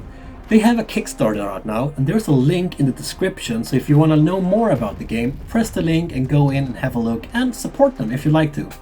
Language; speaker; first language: English; non-native, fluent; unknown